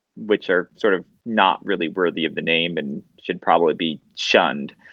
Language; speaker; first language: English; native; English